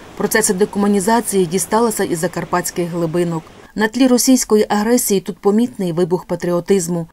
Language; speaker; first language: Ukrainian; native; Ukrainian